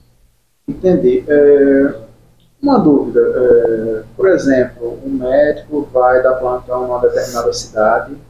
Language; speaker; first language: Portuguese; native; Portuguese